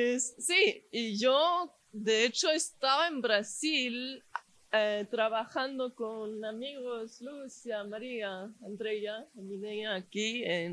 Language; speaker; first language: Spanish; non-native, fluent; English